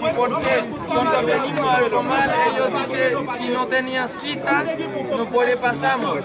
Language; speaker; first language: Spanish; non-native, learner; Haitian Creole